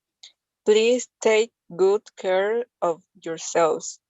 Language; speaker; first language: English; non-native, learner; Spanish